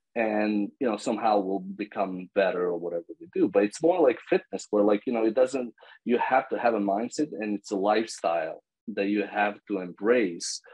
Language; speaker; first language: English; non-native, fluent; Bosnian